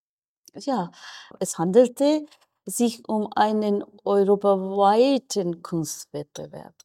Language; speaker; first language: German; non-native, fluent; Persian